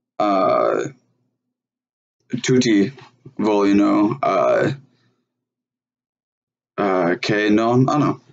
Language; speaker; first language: Italian; non-native, learner; English